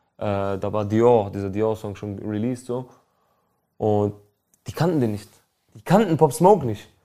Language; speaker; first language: German; early bilingual, other home language; Albanian